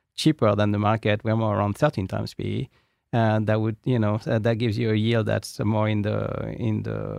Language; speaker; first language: English; non-native, fluent; French